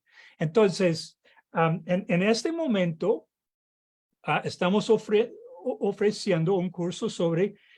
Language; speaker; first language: Spanish; non-native, fluent; English